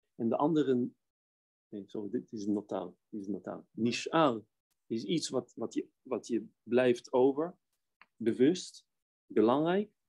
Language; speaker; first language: Dutch; non-native, fluent; Hebrew